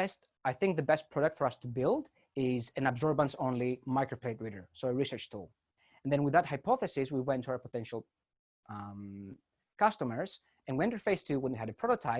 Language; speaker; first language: English; non-native, fluent; Greek